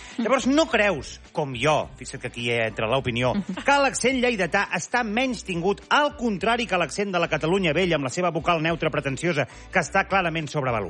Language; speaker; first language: Catalan; native; Catalan